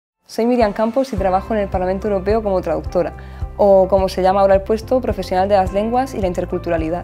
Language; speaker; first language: Spanish; native; Spanish